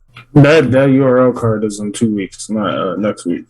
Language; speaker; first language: English; native; English